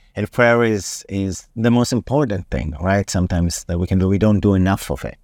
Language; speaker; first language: English; non-native, fluent; Hebrew